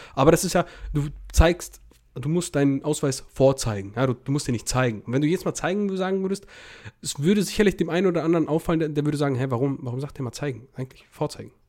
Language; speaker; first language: German; early bilingual, other home language; Russian